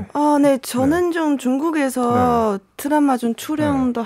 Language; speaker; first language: Korean; non-native, learner; Chinese